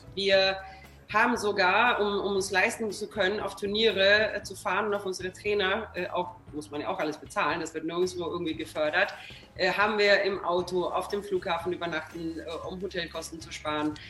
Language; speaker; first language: German; non-native, fluent; Swedish